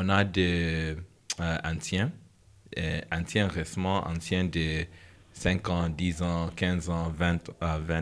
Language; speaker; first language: French; non-native, learner; English